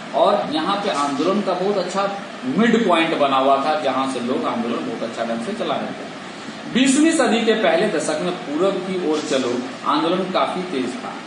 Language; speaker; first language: Hindi; native; Hindi